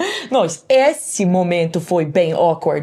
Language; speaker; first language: Portuguese; non-native, learner; English